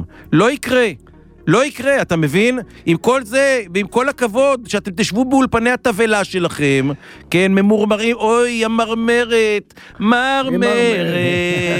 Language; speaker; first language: Hebrew; native; Hebrew